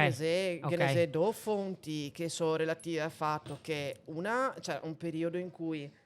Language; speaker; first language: Italian; native; Italian